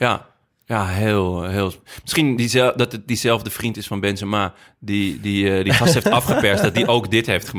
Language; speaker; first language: Dutch; native; Dutch